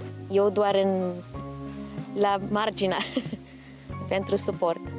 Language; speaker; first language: Romanian; non-native, fluent; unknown